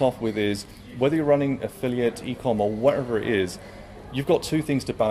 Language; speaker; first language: English; native; English